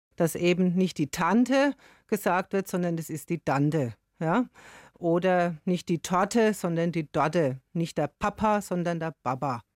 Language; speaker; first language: German; native; German